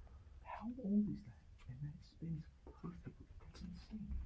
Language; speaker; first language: English; native; English